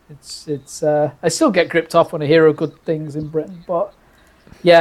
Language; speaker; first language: English; native; English